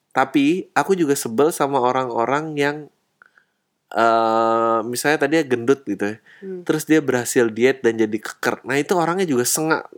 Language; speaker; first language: Indonesian; native; Indonesian